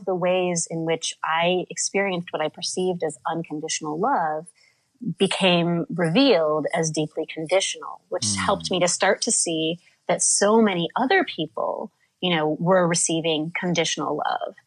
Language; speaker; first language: English; native; English